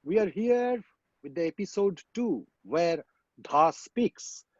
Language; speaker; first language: English; non-native, local second language; Bangla